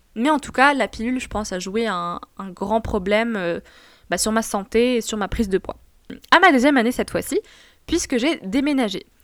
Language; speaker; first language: French; non-native, local second language; Arabic